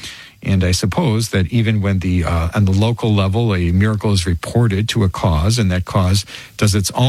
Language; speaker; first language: English; native; English